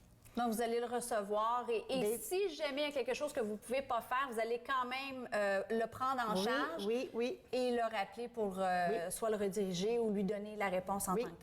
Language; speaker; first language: French; native; French